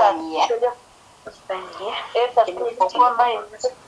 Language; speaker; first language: Russian; non-native, learner; Kazakh